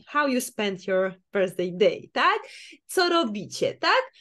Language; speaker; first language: Polish; native; Polish